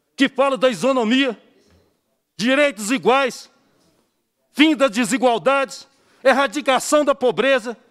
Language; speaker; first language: Portuguese; native; Portuguese